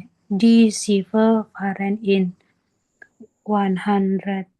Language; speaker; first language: German; non-native, learner; Indonesian